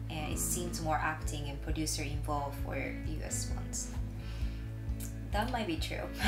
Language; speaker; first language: English; non-native, fluent; Japanese